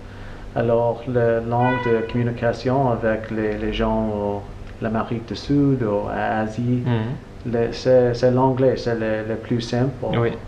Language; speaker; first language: French; non-native, learner; English